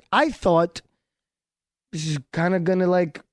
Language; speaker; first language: English; early bilingual, other home language; Hebrew